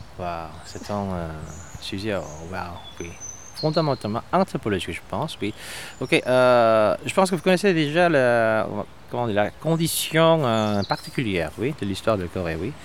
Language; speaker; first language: French; non-native, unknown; Korean